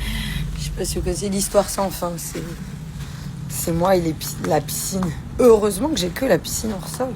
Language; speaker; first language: French; native; French